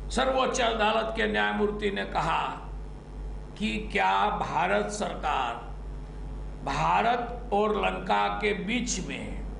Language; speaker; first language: Hindi; non-native, local second language; Gujarati